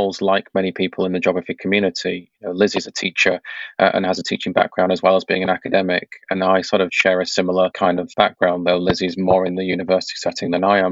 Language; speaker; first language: English; native; English